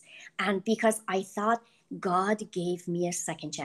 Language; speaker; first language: English; non-native, fluent; Persian